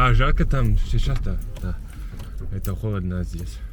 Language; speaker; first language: Russian; non-native, learner; English